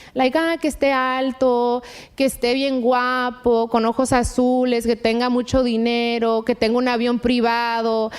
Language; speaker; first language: Spanish; early bilingual, heritage; Spanish